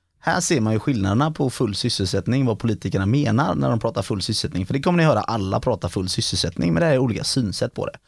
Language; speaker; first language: Swedish; native; Swedish